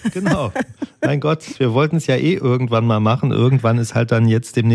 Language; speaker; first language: German; native; German